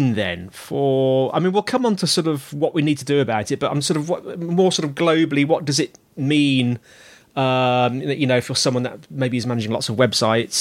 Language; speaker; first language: English; native; English